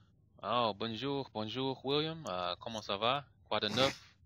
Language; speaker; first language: French; non-native, learner; English